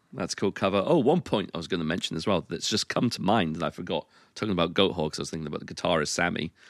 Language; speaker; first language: English; native; English